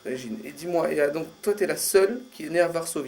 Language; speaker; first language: French; native; French